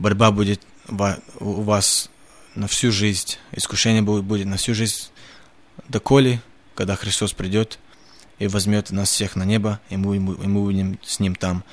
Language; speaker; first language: Russian; early bilingual, heritage; Russian